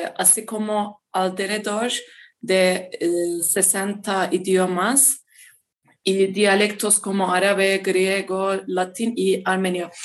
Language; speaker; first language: Spanish; non-native, fluent; Turkish